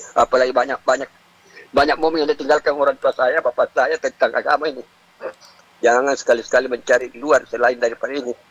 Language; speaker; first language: Indonesian; non-native, local second language; Buginese